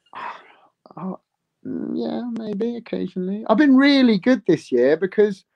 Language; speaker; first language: English; native; English